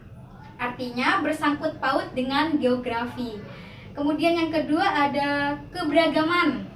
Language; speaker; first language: Indonesian; native; Indonesian